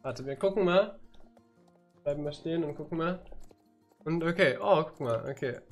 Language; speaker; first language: German; native; German